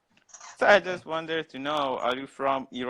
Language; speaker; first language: English; non-native, learner; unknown